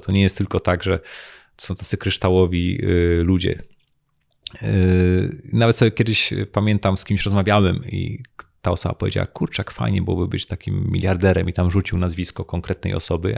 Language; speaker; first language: Polish; native; Polish